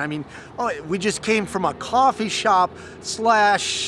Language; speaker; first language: English; native; English